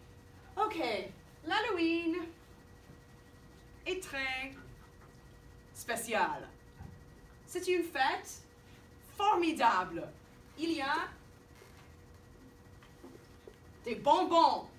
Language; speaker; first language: French; non-native, fluent; English